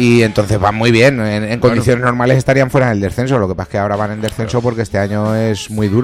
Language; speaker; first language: Spanish; native; Spanish